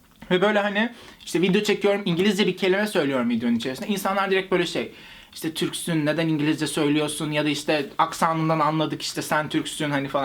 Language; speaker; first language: Turkish; native; Turkish